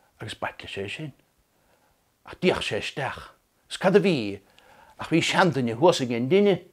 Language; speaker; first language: Irish; native; Irish